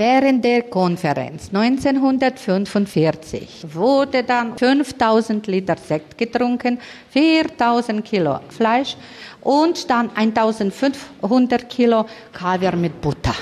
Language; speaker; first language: German; non-native, learner; Russian